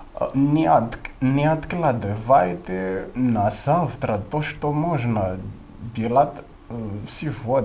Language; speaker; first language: Russian; non-native, fluent; Malagasy